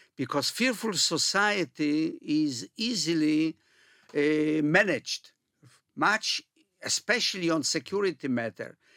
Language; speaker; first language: English; early bilingual, other home language; Polish